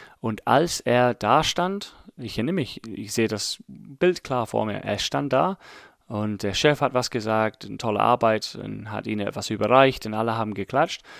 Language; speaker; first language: German; non-native, fluent; English